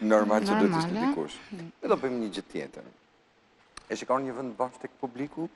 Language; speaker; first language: Albanian; native; Albanian